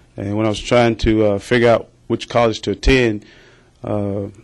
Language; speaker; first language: English; native; English